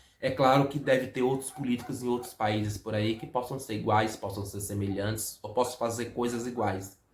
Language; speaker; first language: Portuguese; native; Portuguese